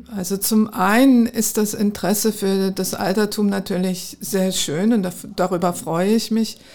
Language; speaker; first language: German; native; German